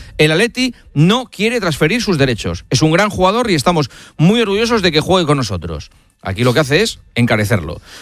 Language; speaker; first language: Spanish; native; Spanish